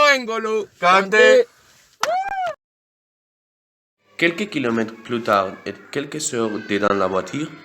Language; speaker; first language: French; non-native, learner; Spanish